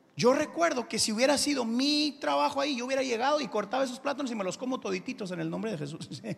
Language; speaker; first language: Spanish; early bilingual, heritage; Spanish